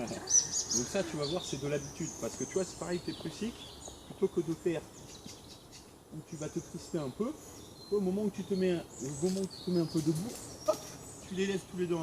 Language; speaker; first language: French; native; French